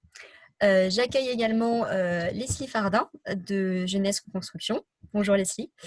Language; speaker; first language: French; native; French